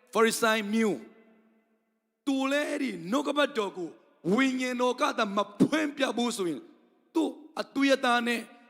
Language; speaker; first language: Burmese; non-native, local second language; Tedim Chin